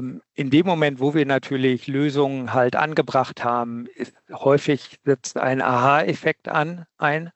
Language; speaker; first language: German; native; German